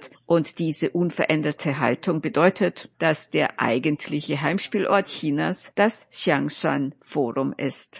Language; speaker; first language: German; native; German